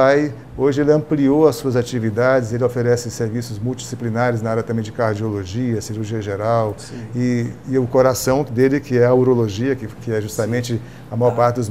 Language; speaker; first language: Portuguese; native; Portuguese